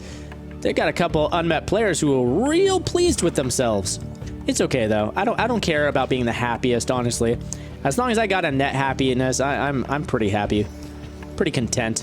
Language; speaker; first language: English; native; English